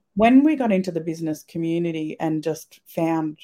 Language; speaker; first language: English; native; English